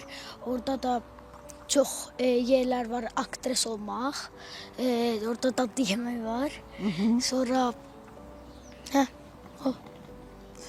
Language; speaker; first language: Azerbaijani; early bilingual, heritage; Azerbaijani